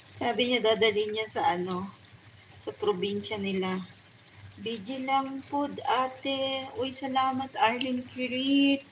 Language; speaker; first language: Filipino; non-native, local second language; Bikol